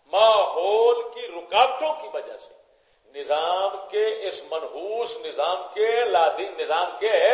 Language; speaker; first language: Urdu; non-native, local second language; Punjabi